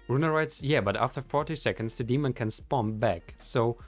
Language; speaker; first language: English; non-native, fluent; German